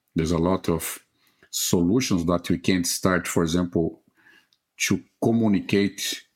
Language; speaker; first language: English; non-native, fluent; Portuguese